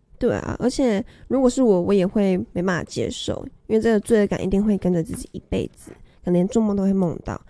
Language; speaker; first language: Chinese; native; Chinese